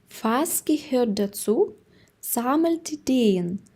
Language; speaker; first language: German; non-native, fluent; Ukrainian